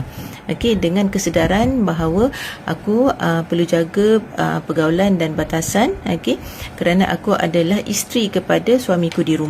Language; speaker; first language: Malay; native; Malay